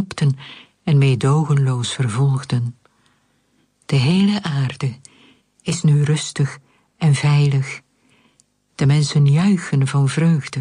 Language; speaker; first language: Dutch; native; Dutch